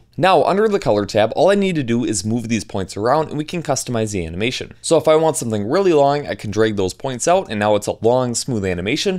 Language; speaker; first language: English; native; English